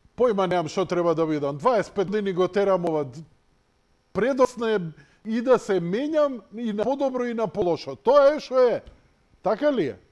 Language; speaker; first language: Macedonian; native; Macedonian